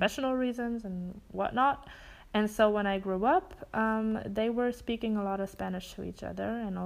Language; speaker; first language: English; non-native, fluent; German